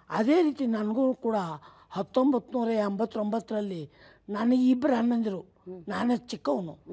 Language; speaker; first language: Kannada; native; Kannada